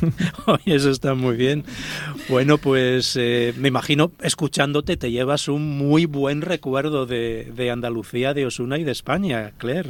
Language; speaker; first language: Spanish; native; Spanish